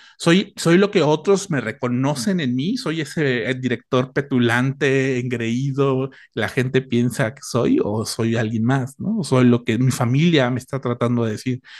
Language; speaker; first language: Spanish; native; Spanish